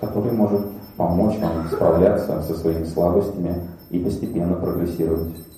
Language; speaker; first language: Russian; native; Russian